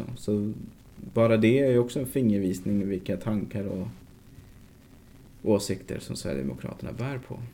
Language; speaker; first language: Swedish; native; Swedish